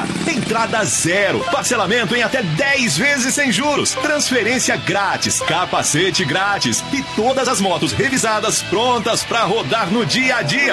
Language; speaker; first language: Portuguese; native; Portuguese